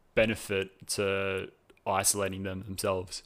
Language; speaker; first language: English; native; English